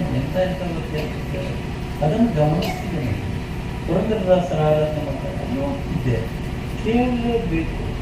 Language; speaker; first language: Kannada; non-native, local second language; Telugu